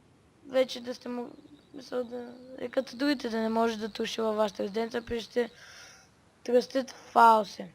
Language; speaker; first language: Bulgarian; native; Bulgarian